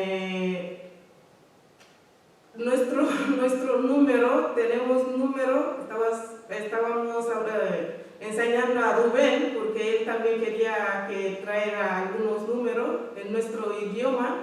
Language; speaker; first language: Spanish; non-native, learner; Fula